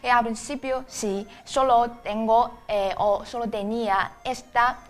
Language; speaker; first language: Spanish; non-native, fluent; Chinese